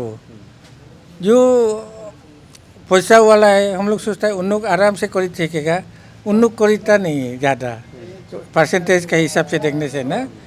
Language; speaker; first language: Hindi; non-native, local second language; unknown